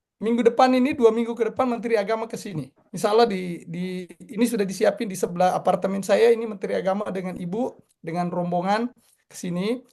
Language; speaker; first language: Indonesian; non-native, local second language; Buginese